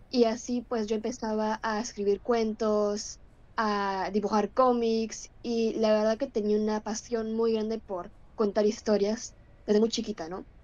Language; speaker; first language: Spanish; native; Spanish